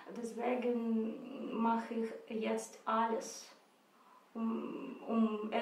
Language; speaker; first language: German; non-native, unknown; Russian